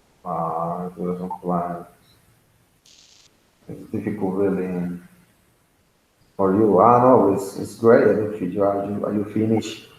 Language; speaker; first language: English; non-native, learner; Spanish